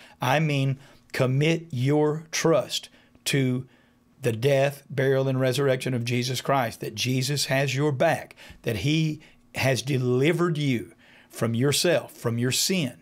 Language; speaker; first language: English; native; English